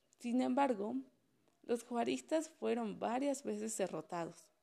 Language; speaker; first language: Spanish; native; Spanish